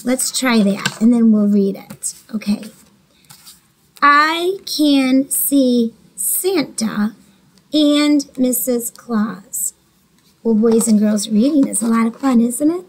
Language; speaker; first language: English; native; English